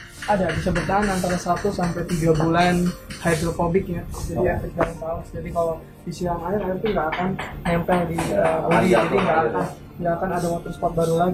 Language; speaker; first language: Indonesian; native; Indonesian